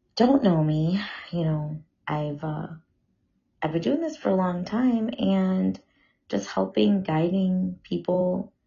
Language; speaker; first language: English; early bilingual, other home language; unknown